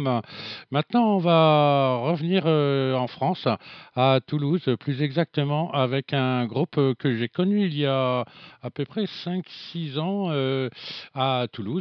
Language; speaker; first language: French; native; French